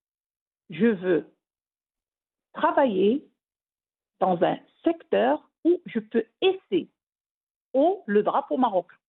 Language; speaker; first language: French; non-native, local second language; Arabic